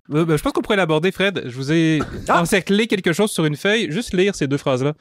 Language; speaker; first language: French; native; French